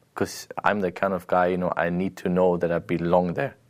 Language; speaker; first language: English; non-native, fluent; German